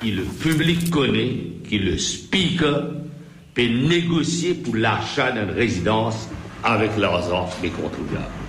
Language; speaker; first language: French; non-native, local second language; Morisyen